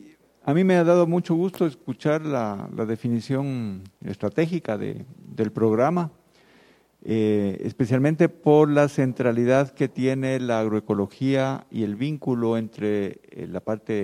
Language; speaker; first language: Spanish; native; Spanish